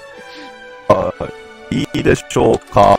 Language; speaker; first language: Japanese; non-native, learner; English